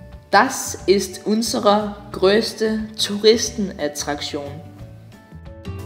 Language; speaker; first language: German; non-native, learner; Danish